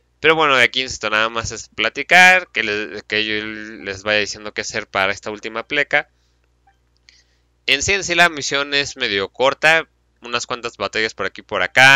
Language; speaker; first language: Spanish; native; Spanish